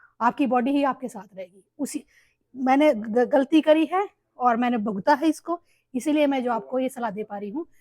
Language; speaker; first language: Hindi; native; Hindi